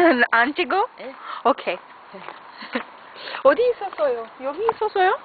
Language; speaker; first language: Korean; non-native, learner; English